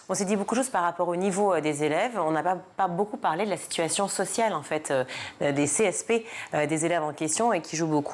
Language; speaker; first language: French; native; French